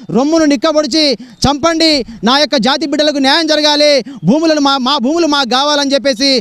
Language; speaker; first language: Telugu; non-native, local second language; Lambadi